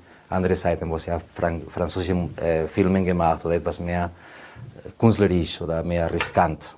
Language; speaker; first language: German; non-native, learner; Spanish